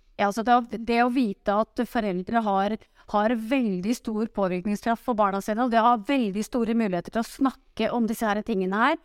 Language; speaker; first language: Norwegian; native; Norwegian